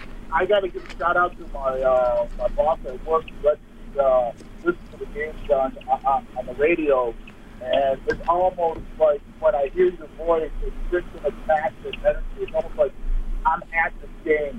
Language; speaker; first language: English; native; English